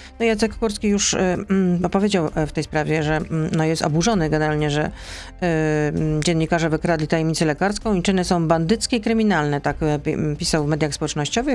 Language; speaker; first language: Polish; native; Polish